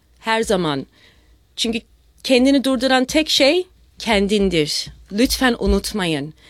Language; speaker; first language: Turkish; early bilingual, heritage; Turkish